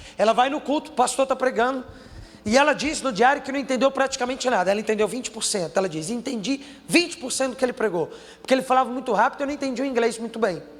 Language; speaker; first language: Portuguese; native; Portuguese